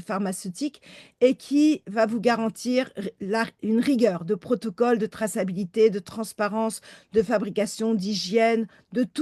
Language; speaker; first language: French; native; French